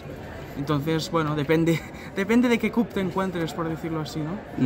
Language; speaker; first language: Spanish; native; Spanish